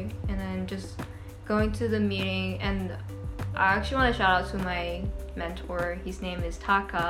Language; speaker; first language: English; non-native, local second language; Cantonese